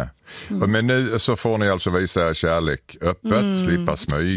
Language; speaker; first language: Swedish; native; Swedish